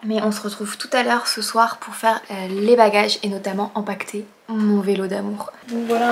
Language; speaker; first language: French; native; French